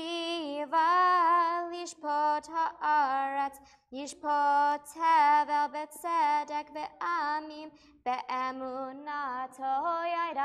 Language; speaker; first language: English; native; English